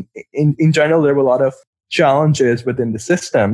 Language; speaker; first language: English; non-native, local second language; Urdu